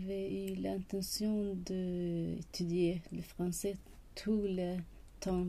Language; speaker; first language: French; non-native, learner; Swedish